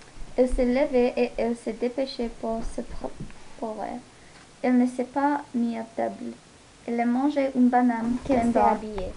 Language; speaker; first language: French; non-native, learner; English